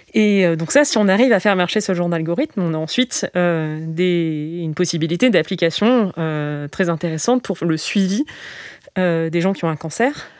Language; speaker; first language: French; native; French